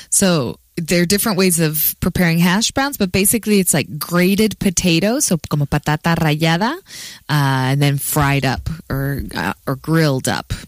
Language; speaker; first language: English; native; English